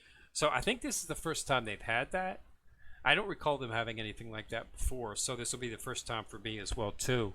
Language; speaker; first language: English; native; English